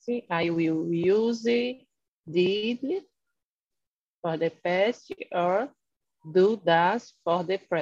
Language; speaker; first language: English; non-native, learner; Portuguese